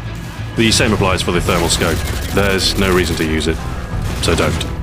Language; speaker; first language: English; native; English